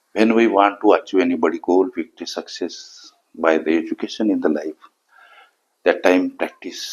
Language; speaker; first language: English; non-native, local second language; Marathi